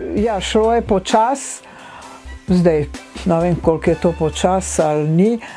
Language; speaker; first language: Slovenian; non-native, fluent; Italian